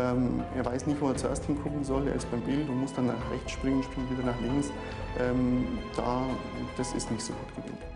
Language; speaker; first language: German; native; German